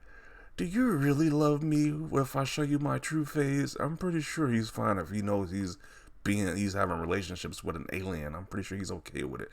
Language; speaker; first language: English; native; English